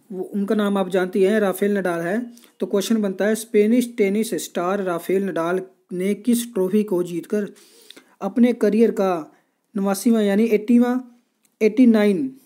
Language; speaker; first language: Hindi; non-native, local second language; Punjabi